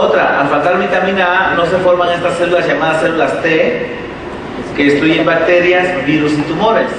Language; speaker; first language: Spanish; native; Spanish